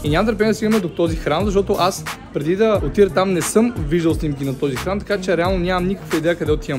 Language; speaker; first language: Bulgarian; native; Bulgarian